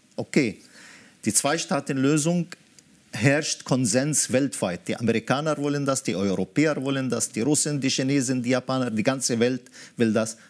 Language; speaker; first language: German; early bilingual, other home language; Arabic